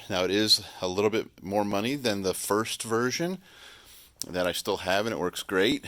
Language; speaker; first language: English; native; English